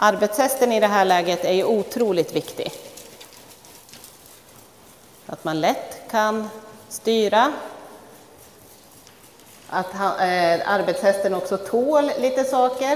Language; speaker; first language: Swedish; native; Swedish